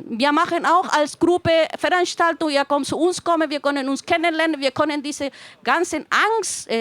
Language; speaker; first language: German; non-native, fluent; Spanish